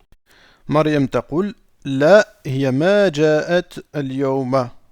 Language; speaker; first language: Arabic; non-native, fluent; French